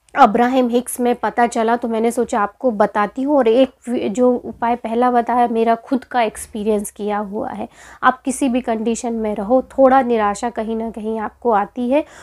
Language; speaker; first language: Hindi; native; Hindi